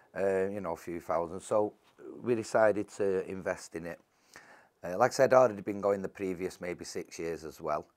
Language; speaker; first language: English; native; English